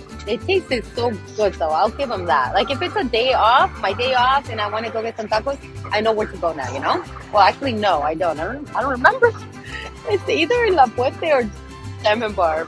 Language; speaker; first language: English; early bilingual, other home language; Spanish